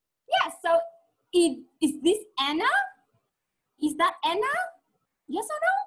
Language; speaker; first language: English; non-native, fluent; Vietnamese